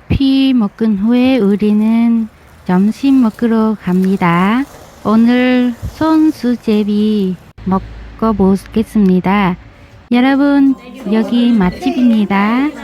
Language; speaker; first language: Korean; non-native, learner; Vietnamese